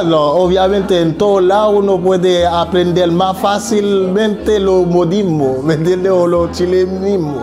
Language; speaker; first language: Spanish; non-native, fluent; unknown